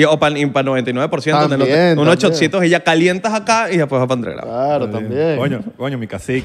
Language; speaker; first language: Spanish; native; Spanish